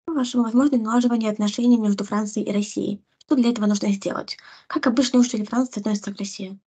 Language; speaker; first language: Russian; native; Russian